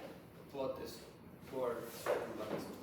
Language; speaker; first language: English; non-native, learner; Ukrainian